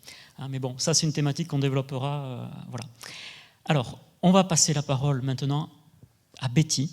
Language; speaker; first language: French; native; French